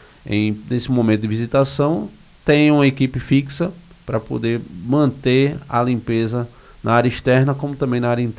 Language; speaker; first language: Portuguese; native; Portuguese